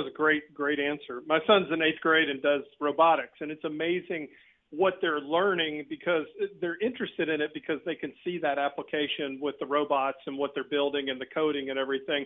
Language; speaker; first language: English; native; English